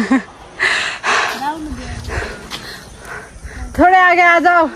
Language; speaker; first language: Nepali; native; Nepali